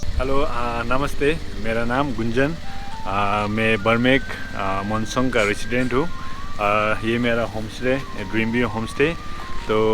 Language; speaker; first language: Hindi; non-native, local second language; Nepali